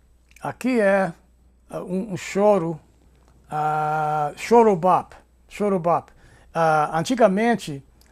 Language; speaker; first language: Portuguese; non-native, fluent; English